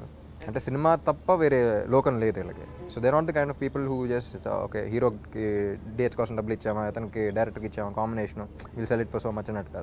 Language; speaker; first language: Telugu; native; Telugu